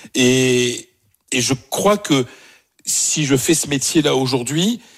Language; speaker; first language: French; native; French